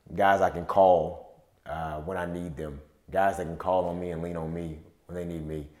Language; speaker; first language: English; native; English